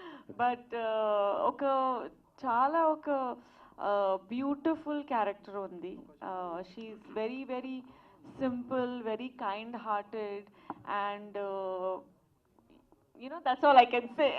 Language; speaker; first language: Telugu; non-native, learner; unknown